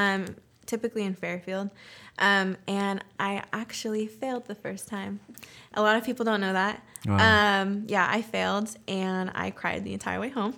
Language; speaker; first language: English; early bilingual, other home language; Spanish